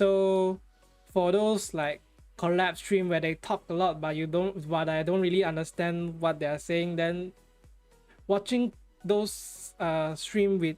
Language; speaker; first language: English; non-native, fluent; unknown